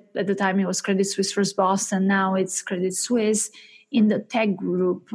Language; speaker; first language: English; early bilingual, other home language; Albanian